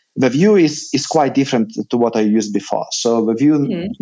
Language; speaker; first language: English; non-native, fluent; Lithuanian